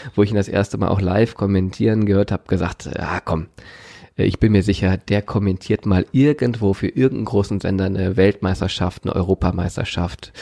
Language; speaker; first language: German; native; German